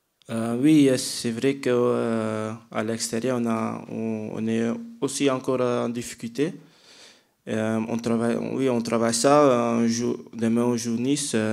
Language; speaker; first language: French; non-native, fluent; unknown